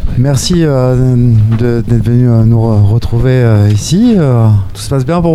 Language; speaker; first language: French; native; French